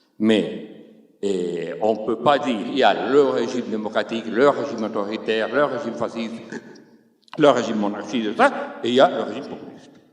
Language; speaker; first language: French; non-native, fluent; Spanish